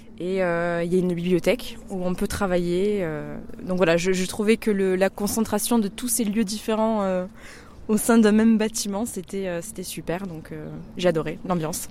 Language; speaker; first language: French; native; French